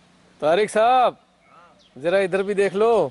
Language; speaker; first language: Hindi; native; Hindi